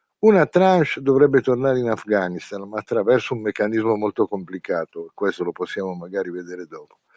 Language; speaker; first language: Italian; native; Italian